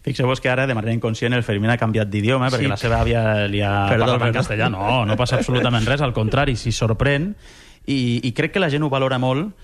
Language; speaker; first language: Catalan; native; Catalan